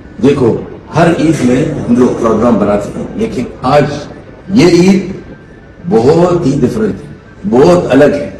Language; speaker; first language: Hindi; non-native, fluent; Arabic